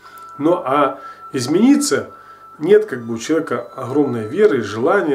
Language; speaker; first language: Russian; native; Russian